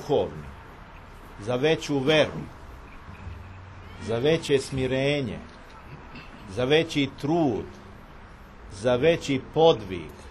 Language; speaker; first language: Serbian; native; Serbian